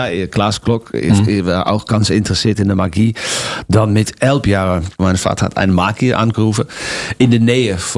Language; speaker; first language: German; non-native, fluent; Dutch